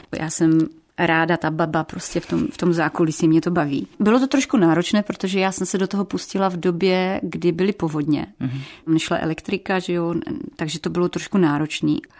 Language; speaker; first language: Czech; native; Czech